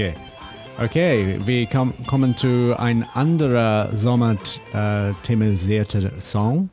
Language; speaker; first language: German; non-native, learner; English